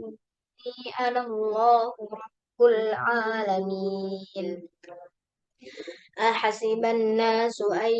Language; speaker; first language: Arabic; non-native, learner; Indonesian